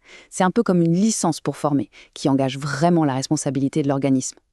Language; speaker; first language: French; native; French